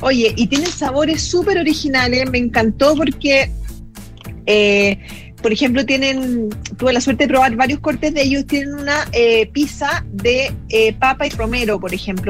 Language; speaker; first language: Spanish; native; Spanish